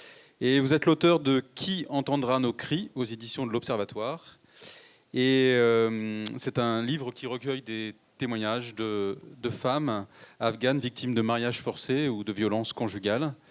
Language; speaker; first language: French; native; French